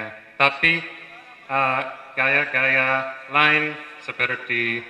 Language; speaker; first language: Indonesian; non-native, fluent; English